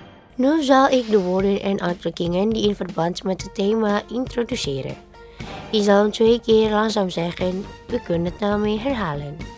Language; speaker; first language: Dutch; non-native, learner; Indonesian